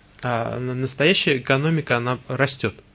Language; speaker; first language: Russian; native; Russian